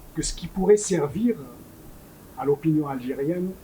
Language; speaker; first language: French; non-native, local second language; Kabyle